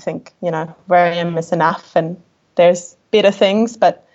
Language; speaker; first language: English; non-native, fluent; German